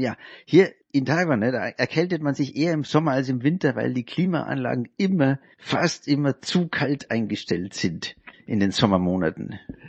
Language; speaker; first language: German; native; German